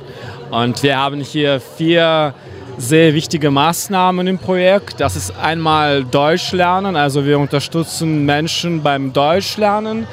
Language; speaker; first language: German; non-native, fluent; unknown